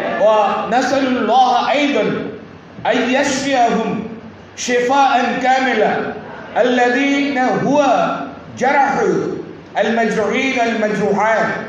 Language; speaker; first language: Arabic; non-native, learner; Bangla